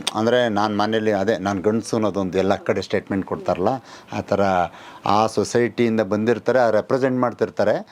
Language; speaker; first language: Kannada; native; Kannada